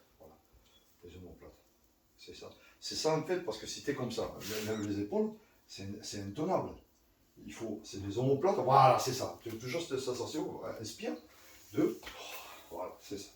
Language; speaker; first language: French; native; French